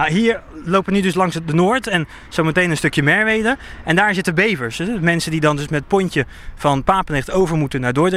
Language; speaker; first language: Dutch; native; Dutch